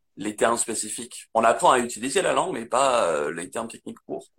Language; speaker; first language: French; non-native, fluent; English